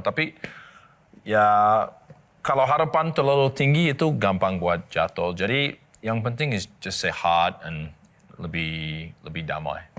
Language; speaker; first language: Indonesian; non-native, learner; English